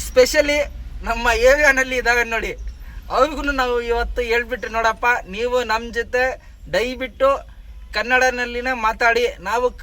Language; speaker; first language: Kannada; non-native, local second language; Hindi